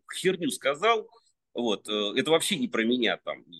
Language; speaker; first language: Russian; native; Russian